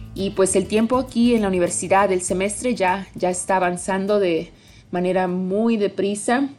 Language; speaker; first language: Spanish; early bilingual, heritage; Spanish